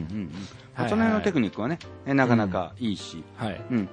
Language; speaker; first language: Japanese; native; Japanese